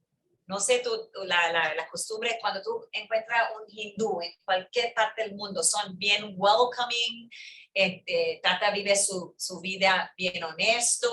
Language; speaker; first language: Spanish; early bilingual, heritage; English